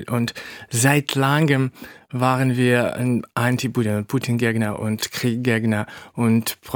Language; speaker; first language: German; non-native, fluent; Russian